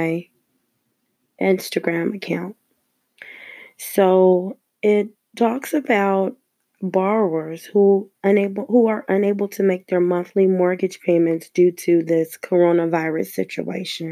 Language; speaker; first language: English; native; English